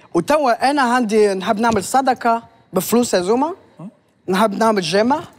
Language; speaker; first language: Arabic; early bilingual, other home language; French